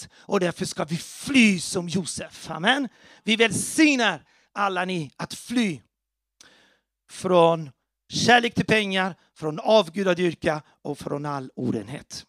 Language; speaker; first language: Swedish; non-native, fluent; Portuguese